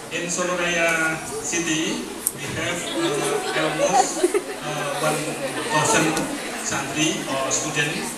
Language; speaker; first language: English; non-native, learner; Indonesian